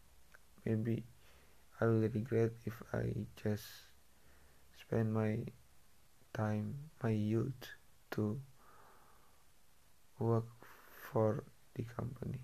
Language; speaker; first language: English; non-native, learner; Indonesian